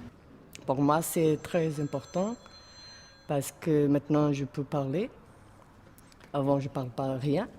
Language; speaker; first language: French; non-native, learner; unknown